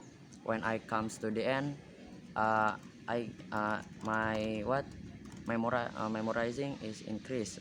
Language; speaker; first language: English; non-native, learner; Indonesian